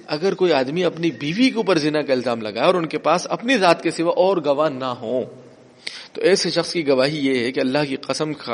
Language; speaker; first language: Urdu; native; Urdu